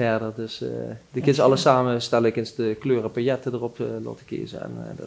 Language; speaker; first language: Dutch; native; Dutch